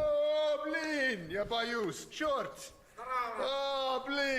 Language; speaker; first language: Russian; non-native, learner; English